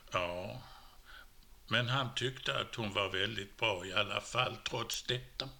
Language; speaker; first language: Swedish; native; Swedish